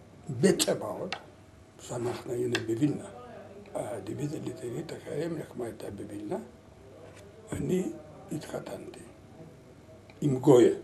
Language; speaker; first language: Hebrew; non-native, learner; Lithuanian